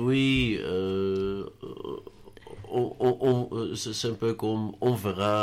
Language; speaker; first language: French; non-native, learner; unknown